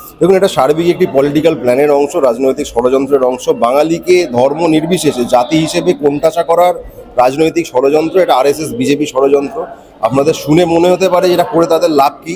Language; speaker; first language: Bangla; native; Bangla